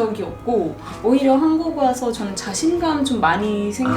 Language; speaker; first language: Korean; non-native, fluent; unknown